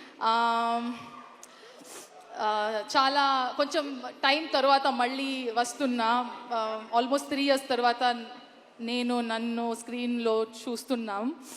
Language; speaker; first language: Telugu; non-native, local second language; Kannada